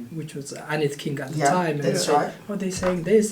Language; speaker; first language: English; non-native, fluent; Oromo